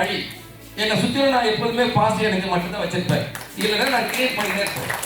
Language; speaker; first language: Tamil; native; Tamil